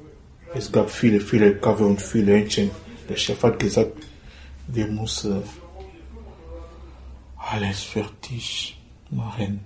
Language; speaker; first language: German; non-native, learner; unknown